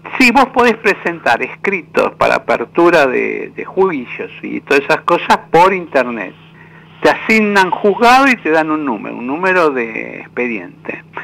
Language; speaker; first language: Spanish; native; Spanish